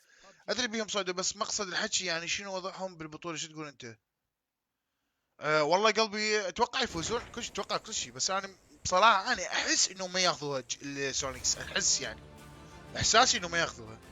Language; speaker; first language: Arabic; native; Arabic